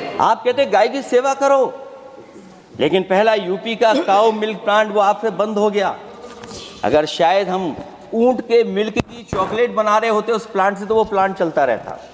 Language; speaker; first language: Hindi; native; Hindi